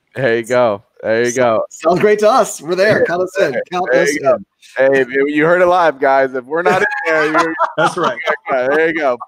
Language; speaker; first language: English; native; English